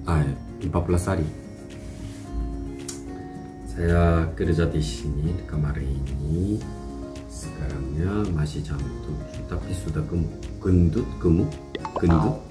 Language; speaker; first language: Indonesian; non-native, learner; Korean